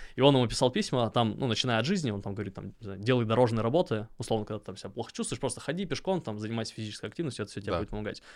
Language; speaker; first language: Russian; native; Russian